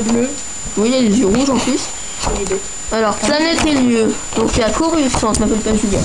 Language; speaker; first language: French; native; French